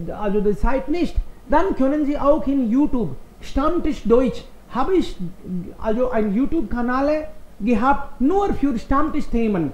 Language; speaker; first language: German; non-native, fluent; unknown